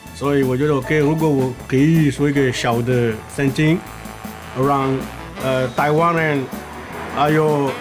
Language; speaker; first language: Chinese; non-native, learner; French